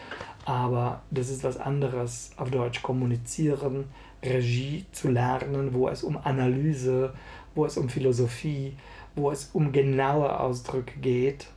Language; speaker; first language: German; non-native, fluent; Hungarian